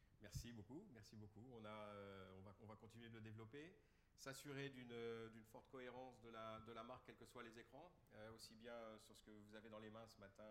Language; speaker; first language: French; native; French